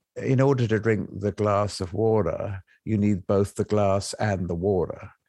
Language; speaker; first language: English; native; English